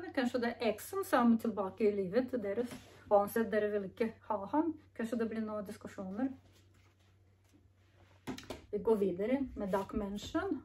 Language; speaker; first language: Norwegian; non-native, learner; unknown